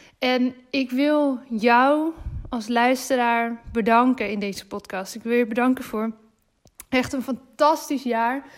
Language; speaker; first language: Dutch; native; Dutch